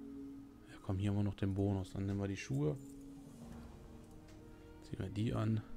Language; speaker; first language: German; native; German